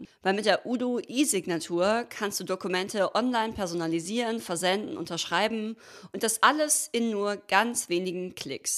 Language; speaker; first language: German; native; German